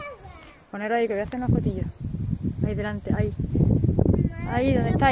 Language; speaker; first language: Spanish; native; Spanish